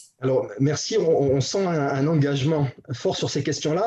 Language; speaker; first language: French; native; French